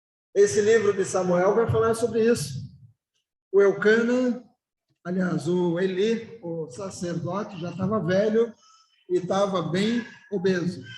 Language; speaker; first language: Portuguese; native; Portuguese